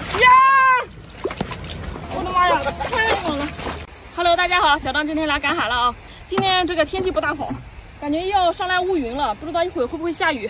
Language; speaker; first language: Chinese; native; Chinese